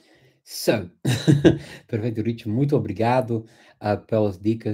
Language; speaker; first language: Portuguese; non-native, fluent; English